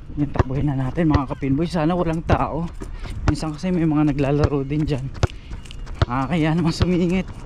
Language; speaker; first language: Filipino; native; Filipino